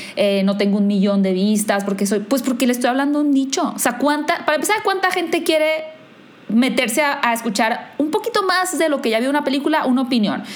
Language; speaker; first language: Spanish; native; Spanish